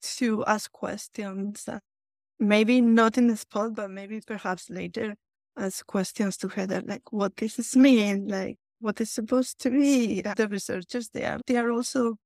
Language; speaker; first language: English; non-native, fluent; Spanish